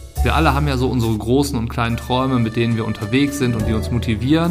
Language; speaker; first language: German; native; German